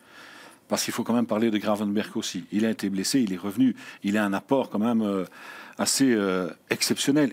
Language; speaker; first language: French; native; French